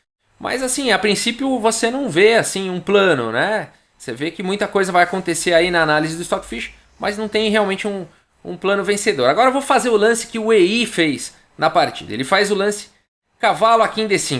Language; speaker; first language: Portuguese; native; Portuguese